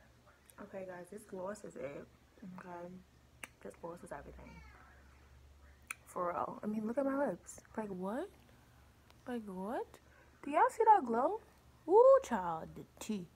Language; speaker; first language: English; native; English